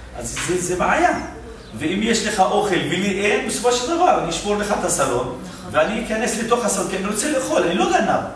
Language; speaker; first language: Hebrew; non-native, local second language; Arabic